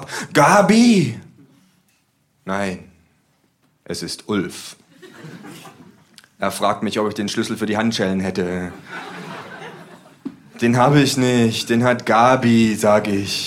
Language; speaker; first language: German; native; German